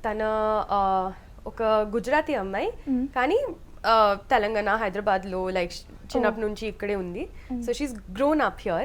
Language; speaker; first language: Telugu; non-native, local second language; Hindi